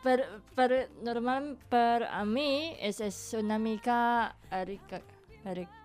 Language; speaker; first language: Catalan; non-native, learner; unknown